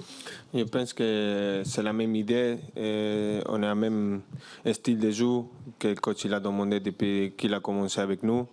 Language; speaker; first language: French; non-native, learner; Spanish